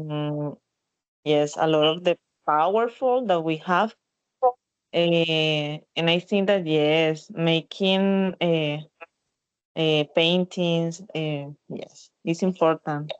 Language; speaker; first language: English; non-native, learner; Spanish